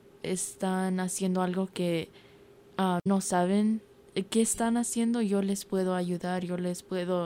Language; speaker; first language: Spanish; early bilingual, heritage; Spanish